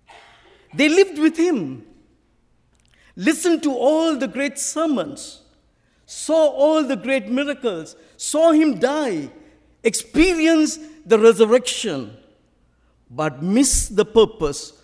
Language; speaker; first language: English; non-native, local second language; Sinhala